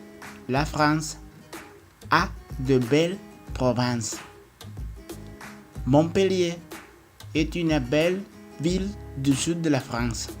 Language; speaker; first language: French; non-native, fluent; Spanish